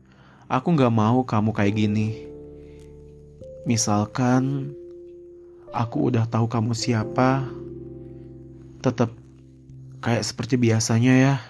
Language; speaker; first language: Indonesian; native; Indonesian